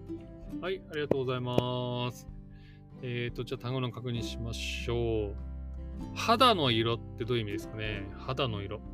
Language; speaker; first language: Japanese; native; Japanese